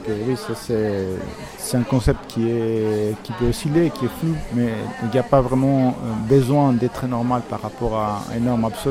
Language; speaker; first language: French; native; French